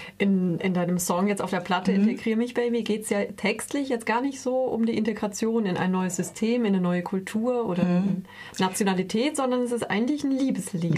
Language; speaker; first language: German; native; German